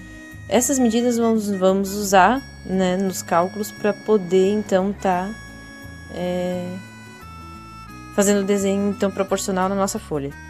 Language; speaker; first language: Portuguese; native; Portuguese